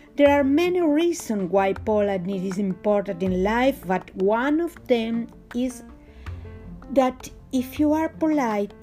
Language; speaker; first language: English; non-native, learner; Spanish